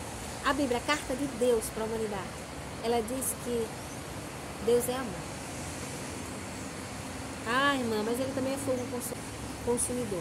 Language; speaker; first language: Portuguese; native; Portuguese